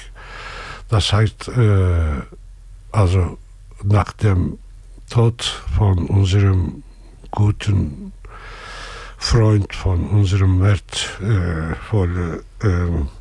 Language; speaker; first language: German; non-native, fluent; Kurdish